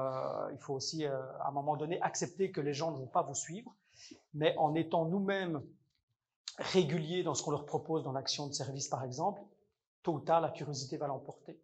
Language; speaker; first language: French; native; French